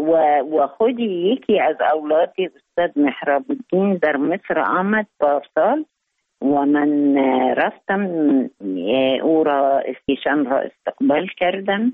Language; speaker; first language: Persian; non-native, fluent; Arabic